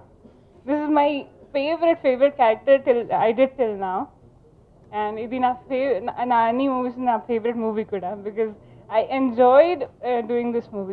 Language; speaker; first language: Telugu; non-native, fluent; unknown